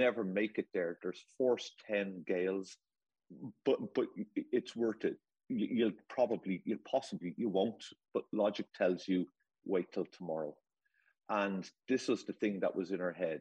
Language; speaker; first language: English; native; English